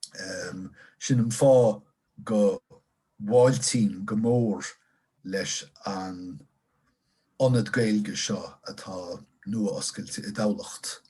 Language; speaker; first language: Irish; non-native, local second language; English